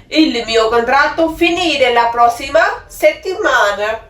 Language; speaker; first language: Italian; non-native, learner; Punjabi